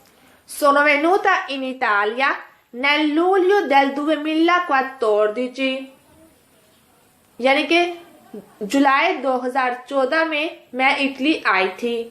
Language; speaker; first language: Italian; non-native, fluent; Urdu